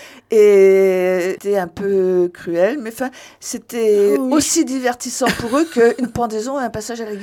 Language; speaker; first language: French; native; French